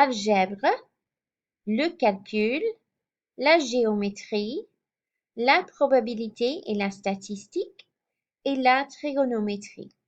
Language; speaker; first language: French; non-native, fluent; English